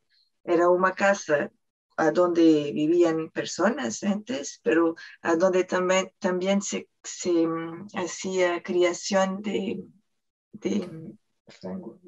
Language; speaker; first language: Spanish; non-native, fluent; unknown